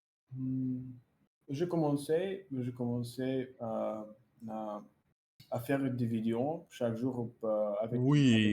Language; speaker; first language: French; non-native, learner; Russian